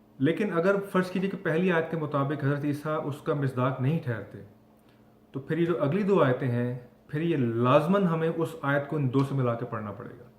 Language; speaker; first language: Urdu; non-native, local second language; Punjabi